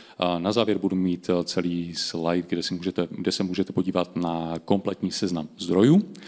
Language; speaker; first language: Czech; native; Czech